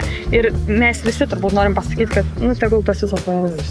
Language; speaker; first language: Lithuanian; native; Lithuanian